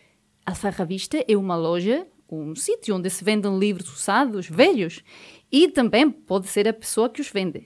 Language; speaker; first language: Portuguese; native; Portuguese